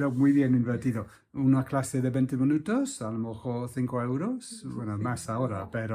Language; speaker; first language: Spanish; non-native, fluent; English